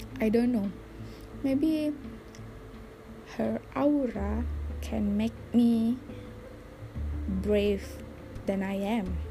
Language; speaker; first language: English; non-native, learner; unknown